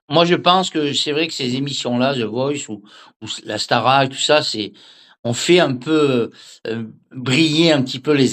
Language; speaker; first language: French; native; French